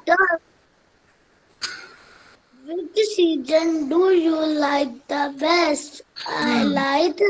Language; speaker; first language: English; non-native, learner; Hindi